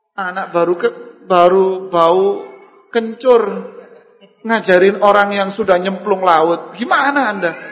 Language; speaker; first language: Indonesian; non-native, local second language; Javanese